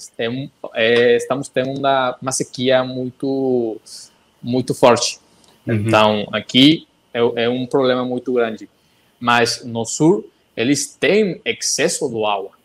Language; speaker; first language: Portuguese; non-native, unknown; Spanish